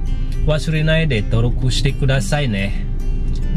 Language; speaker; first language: Japanese; non-native, learner; Indonesian